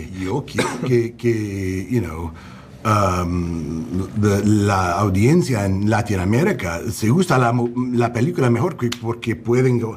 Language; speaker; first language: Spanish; non-native, learner; English